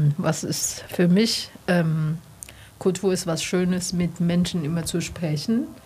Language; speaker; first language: German; non-native, learner; Chinese